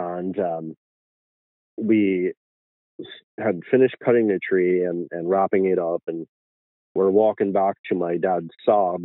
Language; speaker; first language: English; native; English